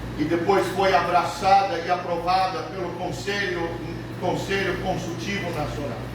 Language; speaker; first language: Portuguese; early bilingual, other home language; English